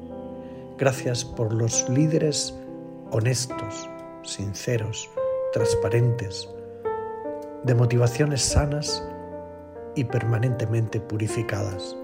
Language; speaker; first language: Spanish; native; Spanish